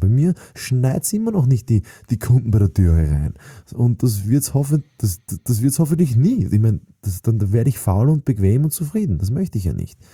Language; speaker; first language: German; native; German